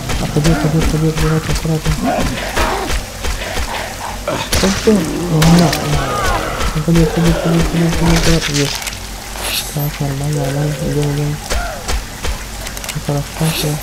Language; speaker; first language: Russian; native; Russian